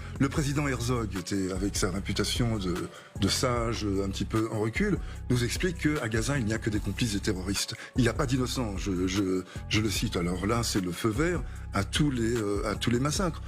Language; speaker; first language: French; native; French